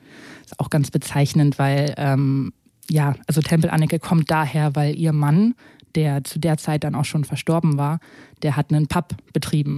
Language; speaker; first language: German; native; German